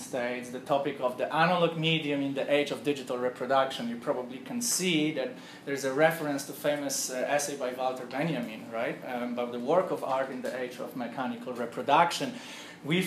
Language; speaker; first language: English; non-native, fluent; Polish